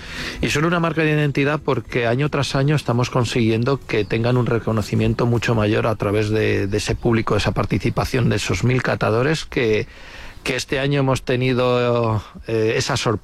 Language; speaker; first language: Spanish; native; Spanish